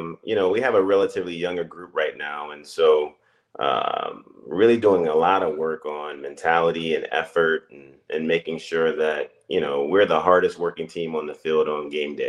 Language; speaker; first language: English; native; English